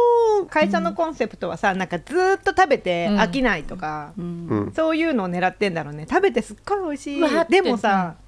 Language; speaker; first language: Japanese; native; Japanese